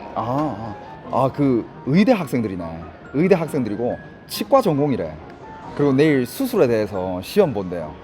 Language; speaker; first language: Korean; native; Korean